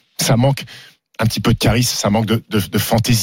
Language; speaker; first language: French; native; French